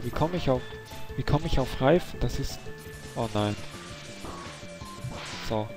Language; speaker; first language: German; native; German